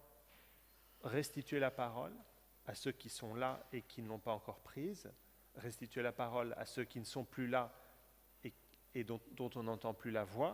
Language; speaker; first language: French; native; French